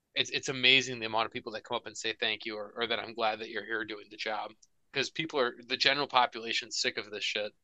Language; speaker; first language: English; native; English